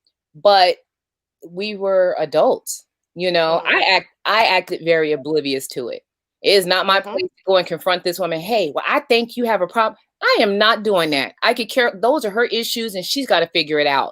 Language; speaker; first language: English; native; English